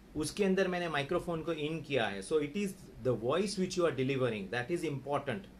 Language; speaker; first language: Hindi; non-native, local second language; Gujarati